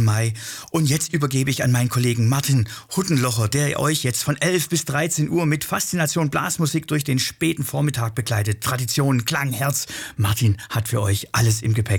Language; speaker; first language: German; native; German